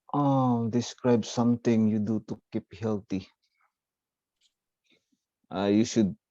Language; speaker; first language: English; non-native, learner; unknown